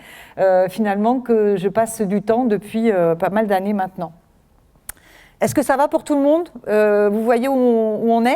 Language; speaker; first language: French; native; French